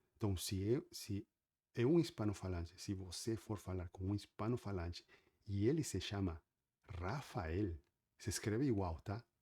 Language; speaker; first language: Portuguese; non-native, fluent; Spanish